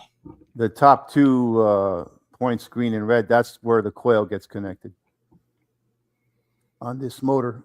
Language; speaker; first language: English; native; English